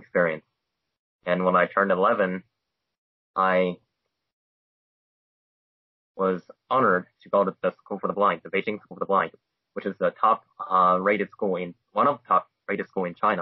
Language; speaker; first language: English; non-native, fluent; Chinese